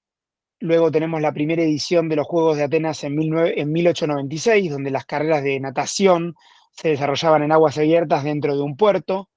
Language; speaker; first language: Spanish; native; Spanish